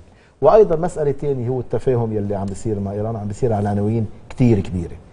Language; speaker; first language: Arabic; native; Arabic